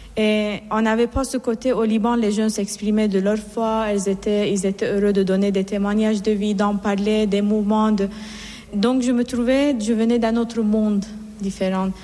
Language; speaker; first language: French; non-native, fluent; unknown